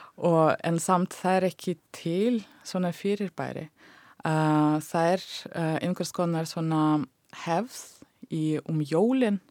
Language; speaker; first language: Icelandic; non-native, fluent; Russian